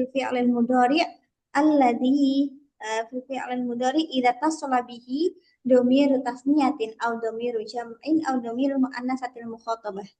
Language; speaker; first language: Arabic; non-native, fluent; Indonesian